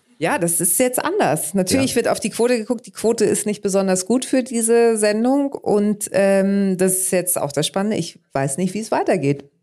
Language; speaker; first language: German; early bilingual, other home language; Greek